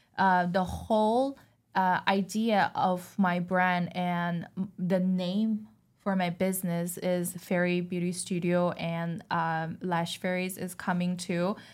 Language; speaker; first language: English; non-native, fluent; Chinese